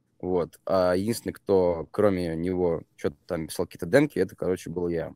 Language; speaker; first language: Russian; native; Russian